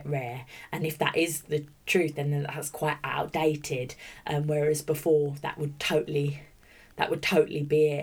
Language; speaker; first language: English; native; English